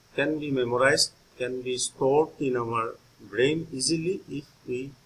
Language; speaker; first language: English; non-native, local second language; Assamese